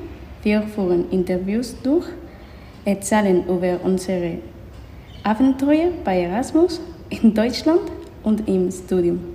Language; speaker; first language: German; non-native, learner; Spanish